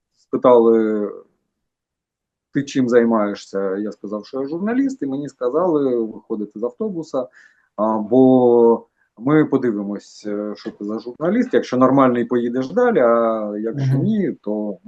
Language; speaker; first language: Ukrainian; non-native, local second language; Russian